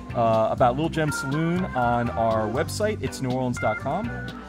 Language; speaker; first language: English; early bilingual, other home language; Spanish